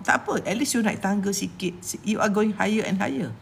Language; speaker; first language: English; non-native, local second language; Malay